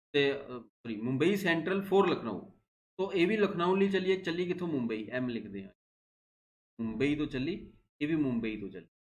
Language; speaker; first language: Hindi; non-native, local second language; Punjabi